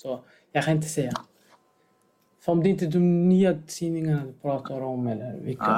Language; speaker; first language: Swedish; non-native, fluent; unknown